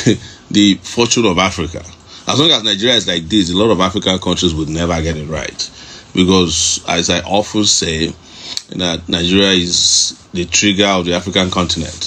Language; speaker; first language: English; non-native, local second language; Yoruba